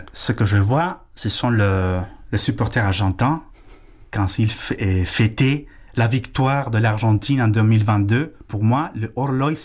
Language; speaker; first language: French; non-native, fluent; Spanish